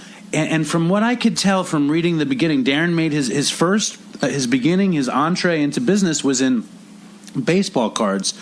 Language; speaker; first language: English; native; English